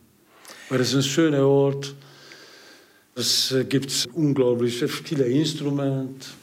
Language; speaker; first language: German; non-native, learner; Hungarian